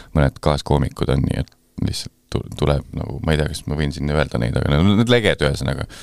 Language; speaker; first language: Estonian; native; Estonian